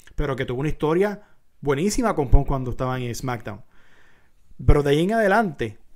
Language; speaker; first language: Spanish; native; Spanish